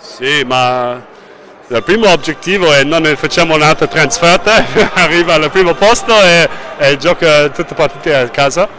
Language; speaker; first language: Italian; non-native, learner; English